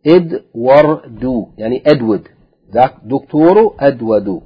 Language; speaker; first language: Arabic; non-native, fluent; English